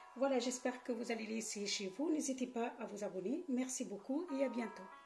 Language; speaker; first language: French; non-native, local second language; Arabic